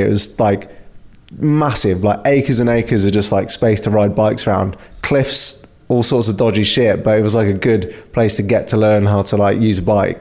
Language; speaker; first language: English; native; English